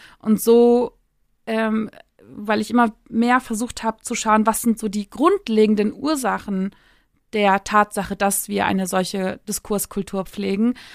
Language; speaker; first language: German; early bilingual, other home language; Turkish